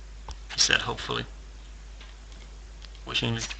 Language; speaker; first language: English; non-native, fluent; Swedish